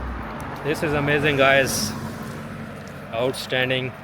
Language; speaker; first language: English; non-native, local second language; Urdu